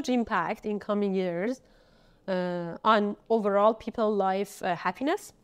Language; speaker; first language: English; non-native, fluent; Persian